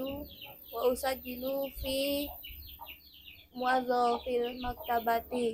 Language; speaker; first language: Arabic; non-native, learner; Indonesian